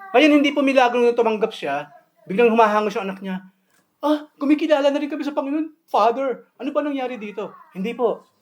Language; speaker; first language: Filipino; native; Filipino